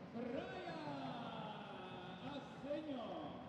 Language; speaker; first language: Italian; native; Italian